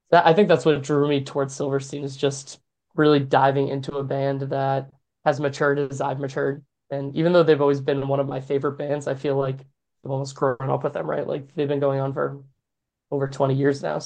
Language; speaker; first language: English; native; English